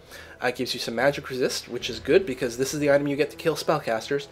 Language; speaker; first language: English; native; English